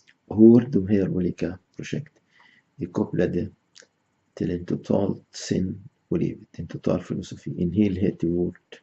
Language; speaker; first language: Swedish; non-native, fluent; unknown